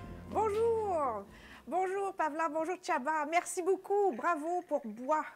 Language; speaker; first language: French; native; French